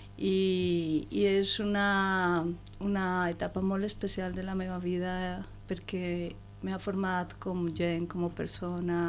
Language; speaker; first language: Catalan; non-native, learner; Spanish